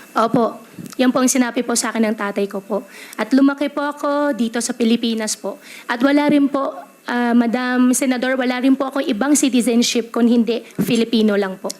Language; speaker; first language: Filipino; native; Filipino